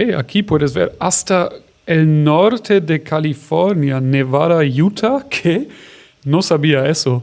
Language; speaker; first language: Spanish; non-native, fluent; German